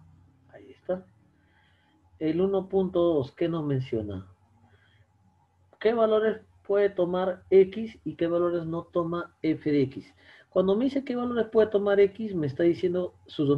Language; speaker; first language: Spanish; native; Spanish